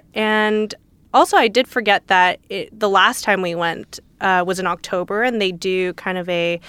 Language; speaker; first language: English; native; English